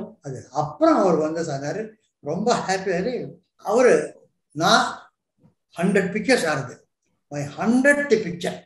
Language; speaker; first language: Tamil; non-native, local second language; Telugu